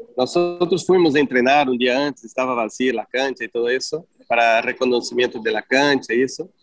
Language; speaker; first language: Spanish; non-native, fluent; Portuguese